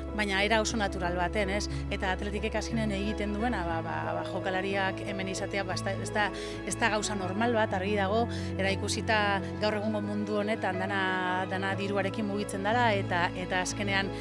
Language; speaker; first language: Basque; native; Basque